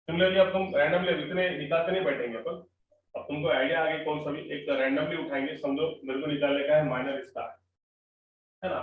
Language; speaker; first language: Hindi; non-native, local second language; Marathi